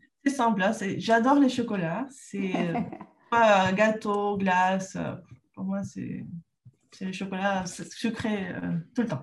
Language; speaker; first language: French; non-native, fluent; Spanish